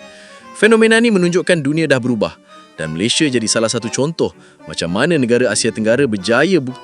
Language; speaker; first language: Malay; native; Malay